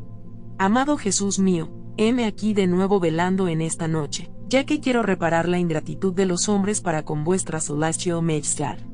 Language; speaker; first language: Spanish; native; Spanish